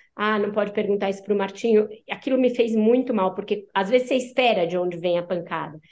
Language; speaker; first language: Portuguese; native; Portuguese